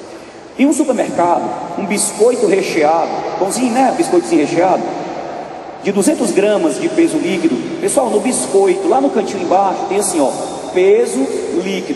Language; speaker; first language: Portuguese; native; Portuguese